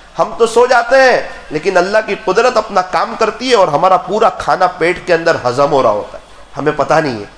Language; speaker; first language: Urdu; non-native, local second language; Gujarati